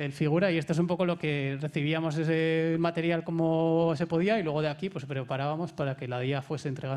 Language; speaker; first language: Spanish; native; Spanish